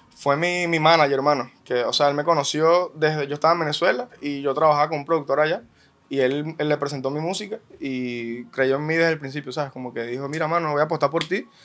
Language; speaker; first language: Spanish; native; Spanish